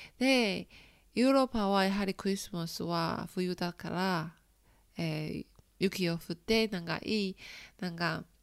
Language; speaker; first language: Japanese; non-native, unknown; Chinese